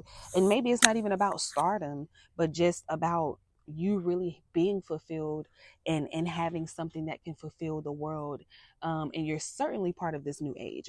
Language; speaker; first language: English; native; English